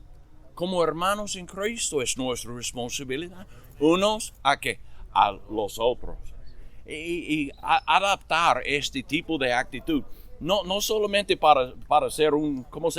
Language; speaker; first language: Spanish; non-native, fluent; English